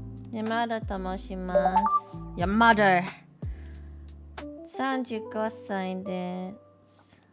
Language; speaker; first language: Japanese; non-native, learner; English